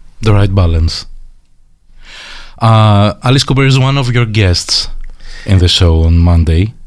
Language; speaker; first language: English; non-native, fluent; Greek